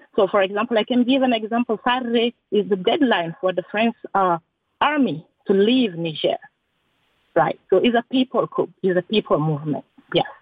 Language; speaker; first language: English; non-native, fluent; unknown